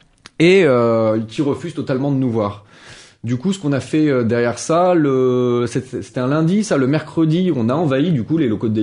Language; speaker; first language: French; native; French